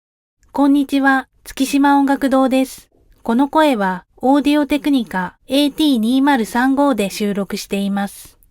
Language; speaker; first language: Japanese; native; Japanese